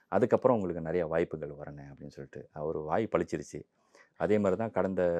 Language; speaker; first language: Tamil; early bilingual, heritage; Tamil